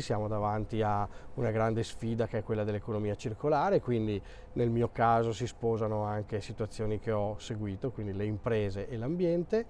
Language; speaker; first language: Italian; native; Italian